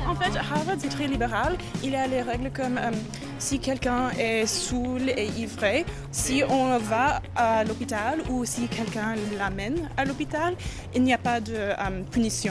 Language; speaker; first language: French; non-native, learner; English